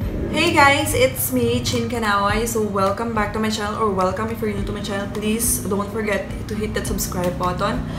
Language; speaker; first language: English; non-native, local second language; Filipino